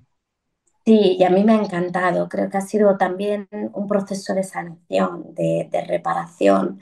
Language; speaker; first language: Spanish; early bilingual, other home language; Arabic